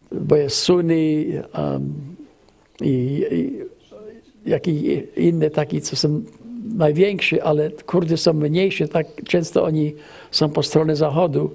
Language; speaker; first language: Polish; early bilingual, heritage; English